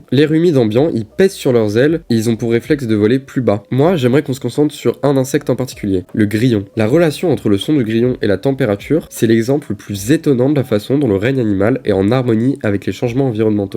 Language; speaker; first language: French; native; French